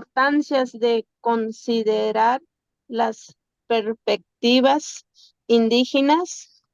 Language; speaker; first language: Spanish; non-native, local second language; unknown